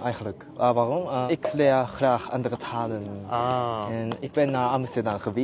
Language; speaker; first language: Dutch; non-native, learner; Japanese